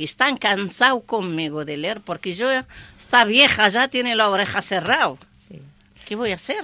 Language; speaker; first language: Spanish; non-native, learner; Arabic